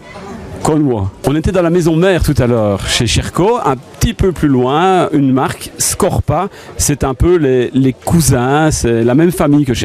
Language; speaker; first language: French; native; French